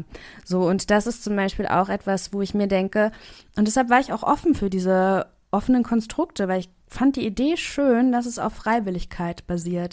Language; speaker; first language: German; native; German